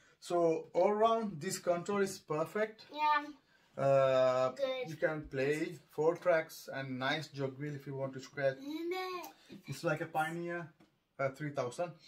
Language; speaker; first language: English; non-native, learner; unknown